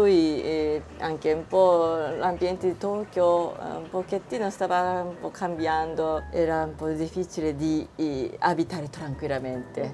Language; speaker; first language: Italian; non-native, fluent; Japanese